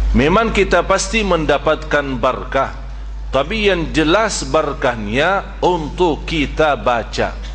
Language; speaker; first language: Malay; non-native, fluent; Arabic